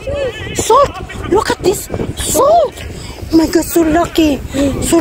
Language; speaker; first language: English; non-native, learner; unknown